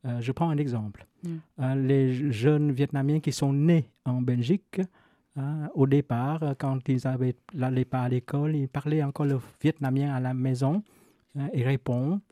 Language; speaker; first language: French; non-native, fluent; Vietnamese